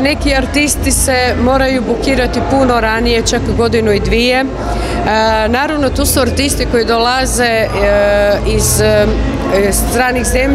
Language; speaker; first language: Croatian; native; Croatian